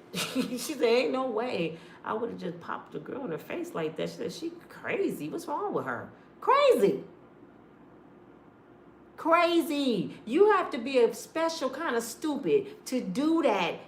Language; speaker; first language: English; native; English